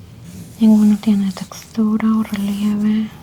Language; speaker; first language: Spanish; early bilingual, heritage; Spanish